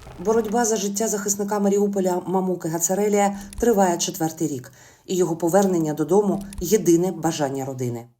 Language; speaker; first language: Ukrainian; native; Ukrainian